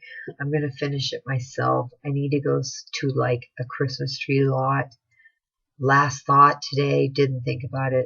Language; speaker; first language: English; native; English